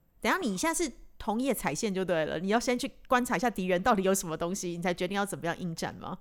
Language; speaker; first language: Chinese; native; Chinese